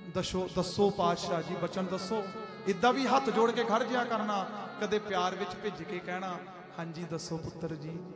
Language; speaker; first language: Punjabi; early bilingual, heritage; Punjabi